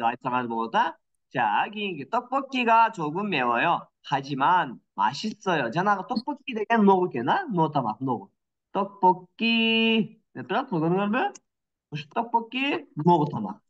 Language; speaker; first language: Korean; non-native, learner; Kyrgyz